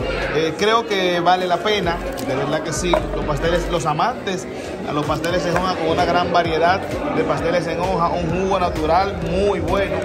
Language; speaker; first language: Spanish; native; Spanish